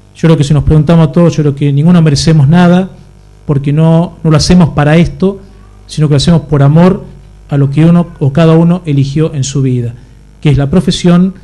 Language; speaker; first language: Spanish; native; Spanish